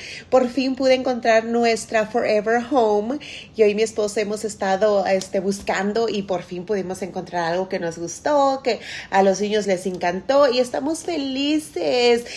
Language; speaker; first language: Spanish; early bilingual, heritage; Spanish